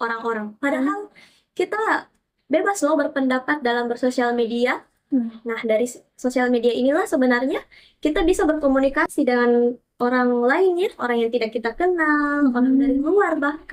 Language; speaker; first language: Indonesian; native; Indonesian